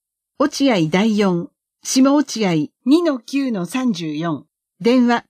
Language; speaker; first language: Japanese; native; Japanese